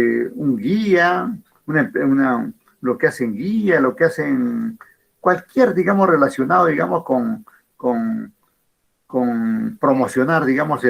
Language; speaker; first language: Spanish; native; Spanish